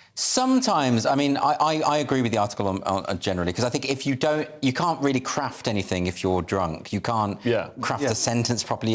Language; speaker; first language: English; native; English